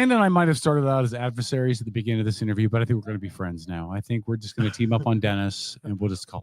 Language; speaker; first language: English; native; English